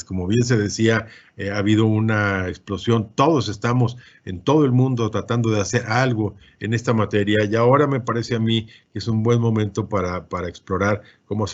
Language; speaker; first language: Spanish; native; Spanish